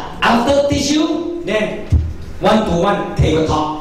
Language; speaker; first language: English; non-native, local second language; Min Nan Chinese